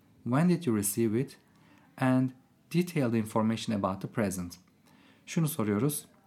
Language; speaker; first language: English; non-native, fluent; Turkish